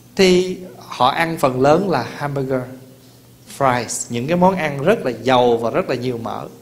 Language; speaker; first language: Vietnamese; early bilingual, heritage; Vietnamese